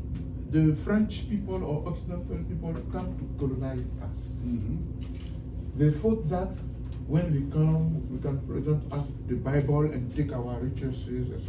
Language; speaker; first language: English; non-native, learner; French